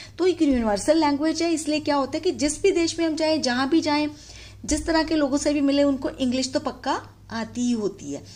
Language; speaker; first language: Hindi; native; Hindi